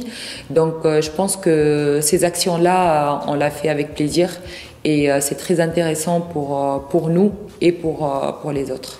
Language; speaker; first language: French; non-native, local second language; Arabic